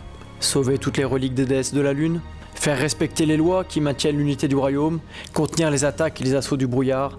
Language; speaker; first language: French; native; French